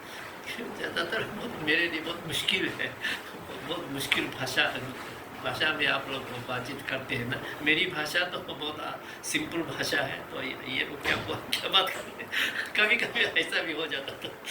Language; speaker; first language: Hindi; non-native, fluent; Japanese